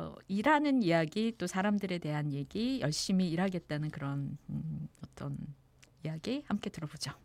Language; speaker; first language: Korean; native; Korean